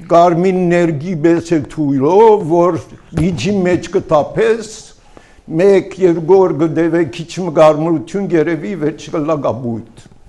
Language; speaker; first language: Armenian; early bilingual, heritage; Armenian